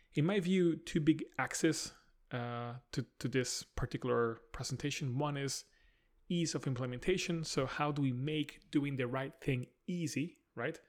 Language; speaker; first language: English; non-native, fluent; Spanish